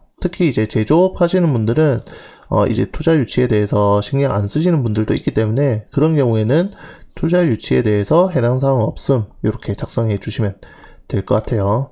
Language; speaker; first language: Korean; native; Korean